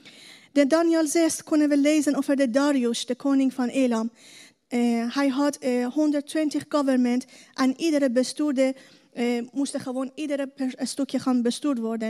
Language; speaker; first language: Dutch; non-native, learner; Persian